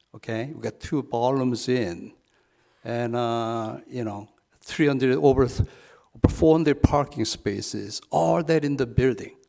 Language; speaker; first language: English; non-native, fluent; Korean